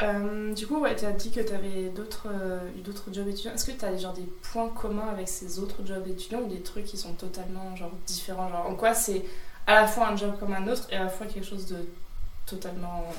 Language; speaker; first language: French; native; French